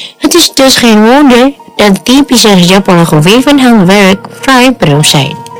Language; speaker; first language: Dutch; non-native, fluent; Indonesian